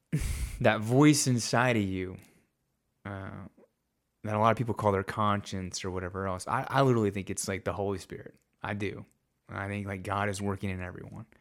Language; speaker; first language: English; native; English